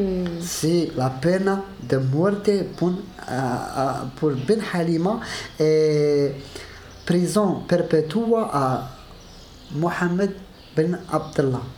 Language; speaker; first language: Spanish; non-native, learner; Arabic